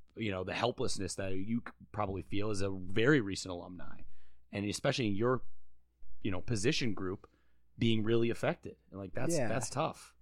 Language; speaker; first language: English; native; English